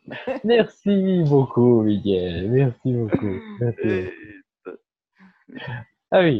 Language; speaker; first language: French; non-native, fluent; Portuguese